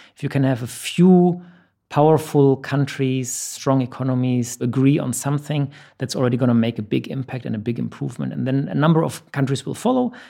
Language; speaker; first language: English; non-native, fluent; German